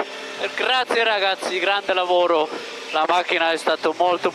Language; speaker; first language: Italian; non-native, learner; German